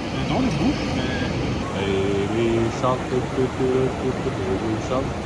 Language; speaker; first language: French; native; French